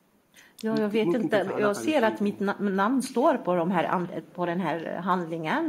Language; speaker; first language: Swedish; non-native, fluent; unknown